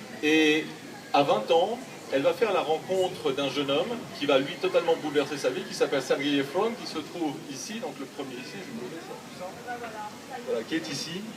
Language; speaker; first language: French; native; French